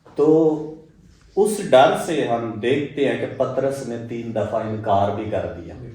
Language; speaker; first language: Urdu; non-native, local second language; Punjabi